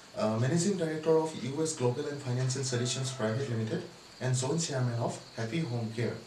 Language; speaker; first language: English; non-native, local second language; Assamese